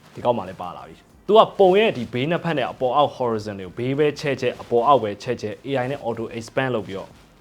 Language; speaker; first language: Burmese; native; Burmese